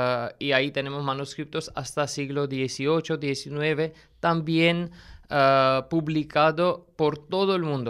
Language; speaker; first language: Spanish; non-native, learner; Armenian